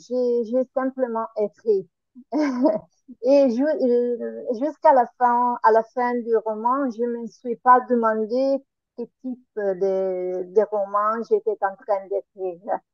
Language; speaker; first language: French; non-native, learner; Italian